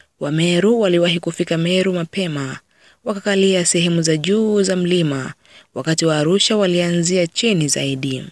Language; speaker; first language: Swahili; native; Swahili